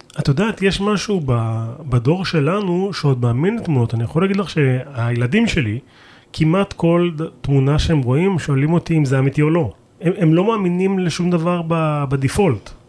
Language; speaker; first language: Hebrew; native; Hebrew